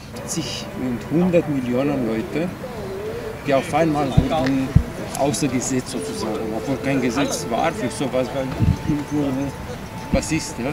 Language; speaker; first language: German; non-native, fluent; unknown